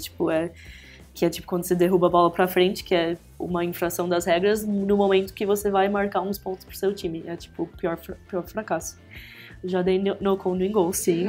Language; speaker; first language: Portuguese; early bilingual, heritage; English